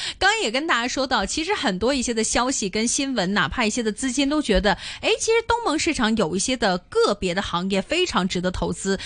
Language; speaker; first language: Chinese; non-native, local second language; Cantonese